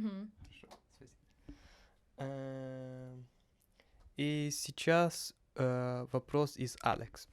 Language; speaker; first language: Russian; non-native, learner; Dutch